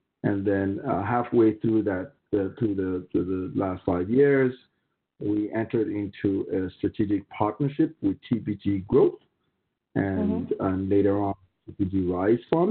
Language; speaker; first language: English; non-native, local second language; Yoruba